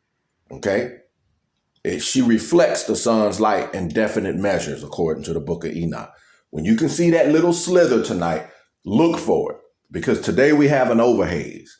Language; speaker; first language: English; native; English